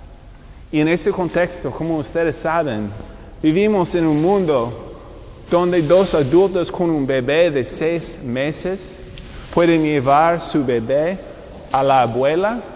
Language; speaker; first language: Spanish; non-native, fluent; English